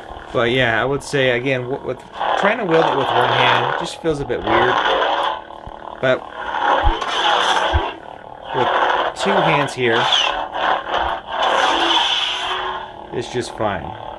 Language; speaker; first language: English; native; English